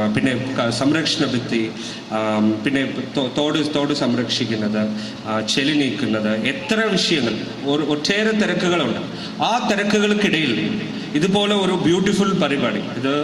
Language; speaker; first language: Malayalam; non-native, local second language; Tamil